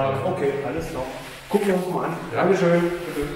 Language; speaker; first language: German; native; German